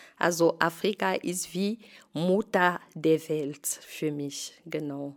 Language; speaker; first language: German; non-native, fluent; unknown